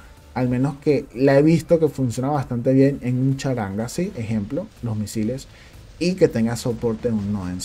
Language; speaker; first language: Spanish; native; Spanish